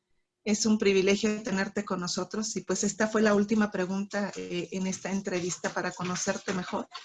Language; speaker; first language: Spanish; native; Spanish